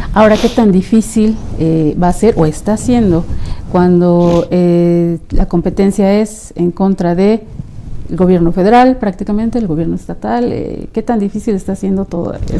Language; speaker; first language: Spanish; native; Spanish